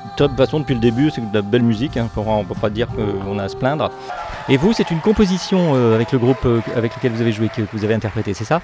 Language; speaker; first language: French; native; French